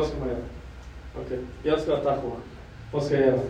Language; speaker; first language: Swedish; non-native, fluent; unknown